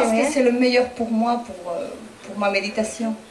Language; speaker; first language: French; non-native, fluent; Spanish